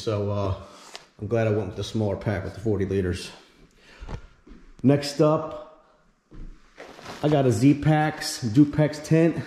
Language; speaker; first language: English; native; English